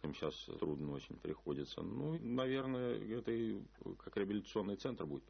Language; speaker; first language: Russian; native; Russian